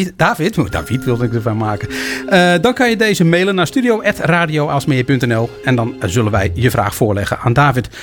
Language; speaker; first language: Dutch; native; Dutch